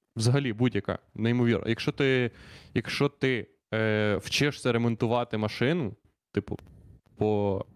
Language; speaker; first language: Ukrainian; native; Ukrainian